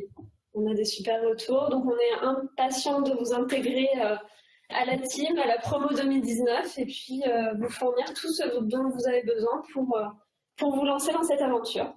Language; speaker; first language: French; native; French